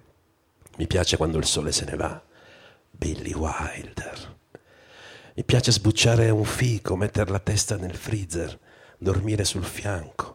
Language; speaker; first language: Italian; native; Italian